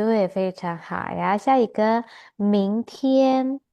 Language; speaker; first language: Chinese; non-native, fluent; Indonesian